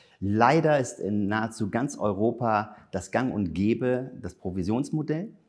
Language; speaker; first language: German; native; German